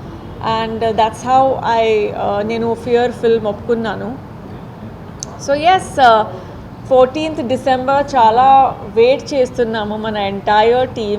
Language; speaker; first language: Telugu; non-native, fluent; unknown